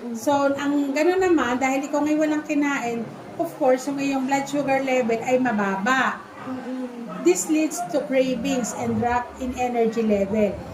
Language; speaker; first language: Filipino; native; Filipino